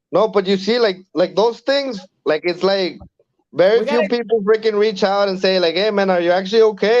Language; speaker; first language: English; early bilingual, other home language; Spanish